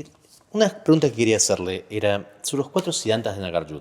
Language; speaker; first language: Spanish; native; Spanish